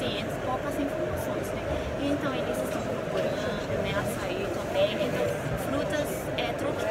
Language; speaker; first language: Portuguese; non-native, learner; Japanese